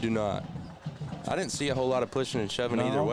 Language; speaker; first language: English; native; English